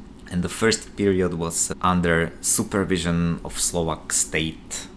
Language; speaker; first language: English; non-native, fluent; Slovak